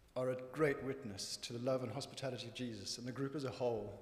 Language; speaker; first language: English; native; English